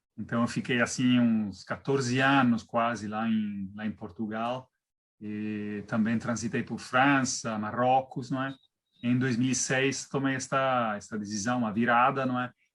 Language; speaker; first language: Portuguese; non-native, fluent; Italian